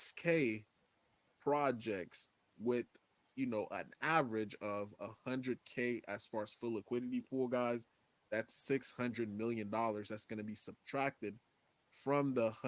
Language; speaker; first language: English; native; English